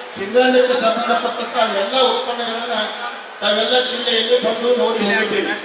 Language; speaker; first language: Kannada; native; Kannada